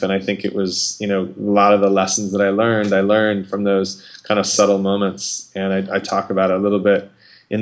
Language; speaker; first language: English; native; English